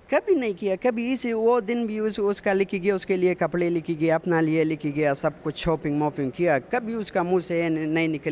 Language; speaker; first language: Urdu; non-native, local second language; Pashto